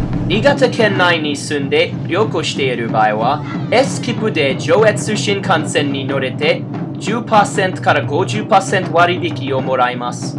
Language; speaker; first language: Japanese; non-native, learner; English